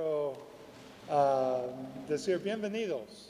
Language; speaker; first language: Spanish; non-native, fluent; English